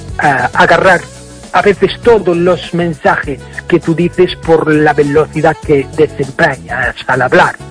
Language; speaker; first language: Spanish; non-native, fluent; English